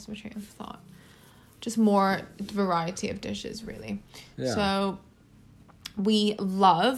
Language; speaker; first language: English; non-native, local second language; Cantonese